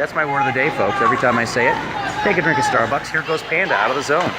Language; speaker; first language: English; native; English